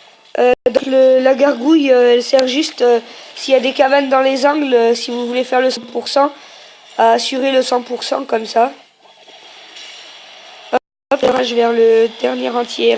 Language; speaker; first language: French; native; French